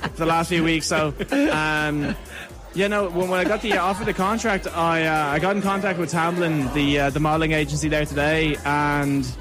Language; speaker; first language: English; native; English